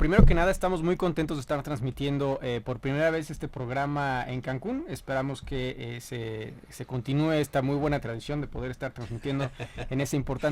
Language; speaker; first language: Spanish; native; Spanish